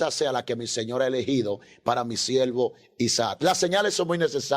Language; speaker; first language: Spanish; native; Spanish